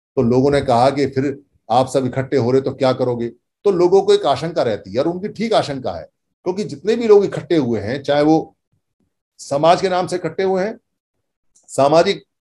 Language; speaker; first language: Hindi; native; Hindi